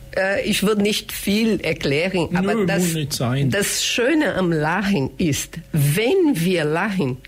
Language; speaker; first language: German; non-native, fluent; Portuguese